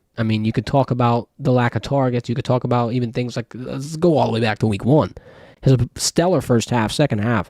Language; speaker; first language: English; native; English